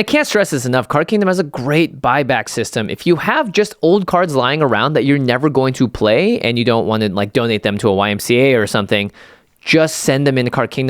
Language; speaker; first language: English; native; English